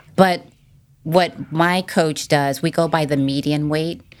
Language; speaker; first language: English; native; English